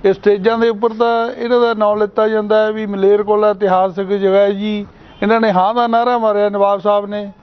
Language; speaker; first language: Punjabi; native; Punjabi